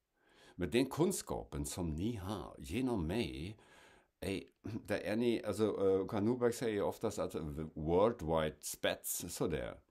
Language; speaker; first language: Swedish; non-native, fluent; German